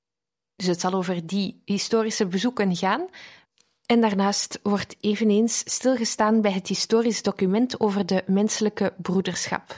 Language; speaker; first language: Dutch; native; Dutch